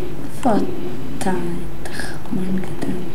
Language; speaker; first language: Hebrew; native; Hebrew